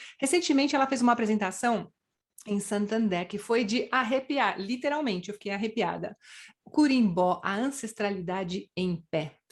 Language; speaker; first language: Portuguese; native; Portuguese